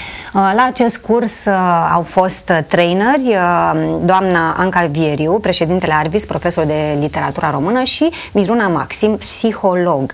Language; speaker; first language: Romanian; native; Romanian